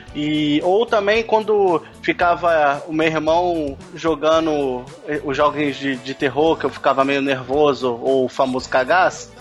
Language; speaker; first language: Portuguese; native; Portuguese